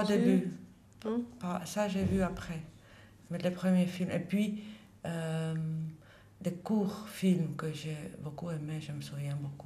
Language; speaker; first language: French; non-native, fluent; Dutch